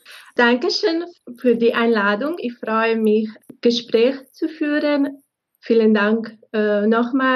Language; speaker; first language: German; non-native, fluent; Bosnian